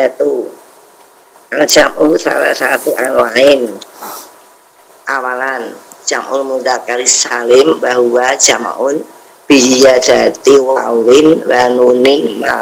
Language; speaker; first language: Arabic; non-native, learner; Indonesian